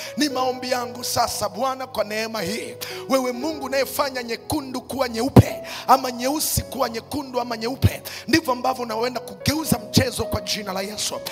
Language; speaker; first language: Swahili; native; Swahili